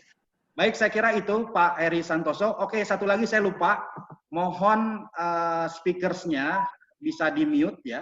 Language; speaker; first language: Indonesian; native; Indonesian